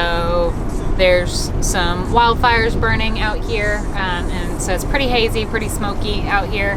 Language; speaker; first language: English; native; English